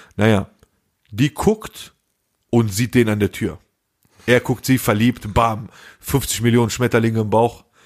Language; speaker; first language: German; early bilingual, other home language; Turkish